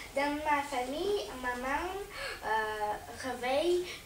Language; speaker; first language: French; non-native, learner; Russian